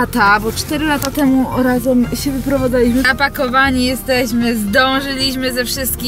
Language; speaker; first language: Polish; native; Polish